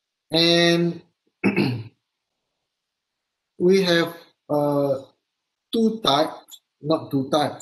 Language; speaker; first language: English; non-native, local second language; Malay